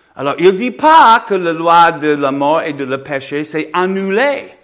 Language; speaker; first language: French; non-native, fluent; English